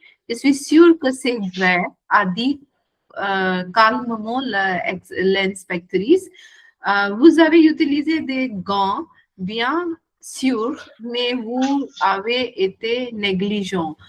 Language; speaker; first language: French; non-native, learner; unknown